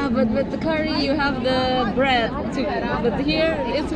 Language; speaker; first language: English; non-native, local second language; Indonesian